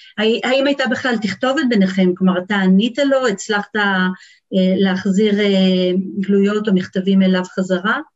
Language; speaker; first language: Hebrew; native; Hebrew